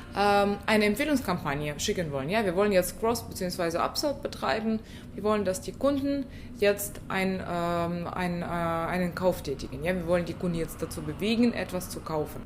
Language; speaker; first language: German; non-native, fluent; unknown